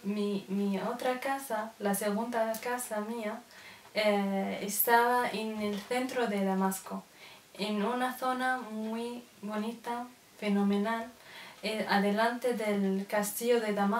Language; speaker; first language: Spanish; non-native, learner; Arabic